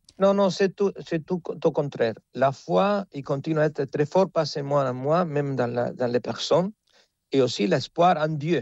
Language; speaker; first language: French; non-native, fluent; Spanish